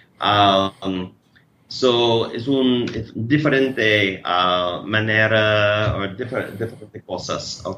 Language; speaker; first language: Spanish; non-native, learner; English